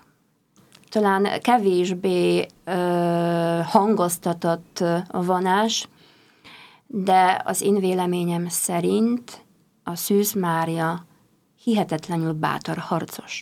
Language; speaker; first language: Hungarian; non-native, fluent; Polish